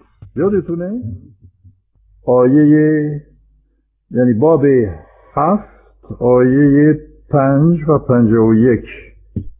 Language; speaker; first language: Persian; non-native, fluent; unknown